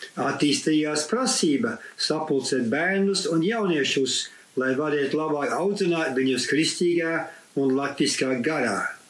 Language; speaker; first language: Latvian; early bilingual, heritage; Latvian